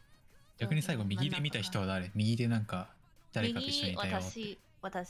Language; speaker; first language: Japanese; native; Japanese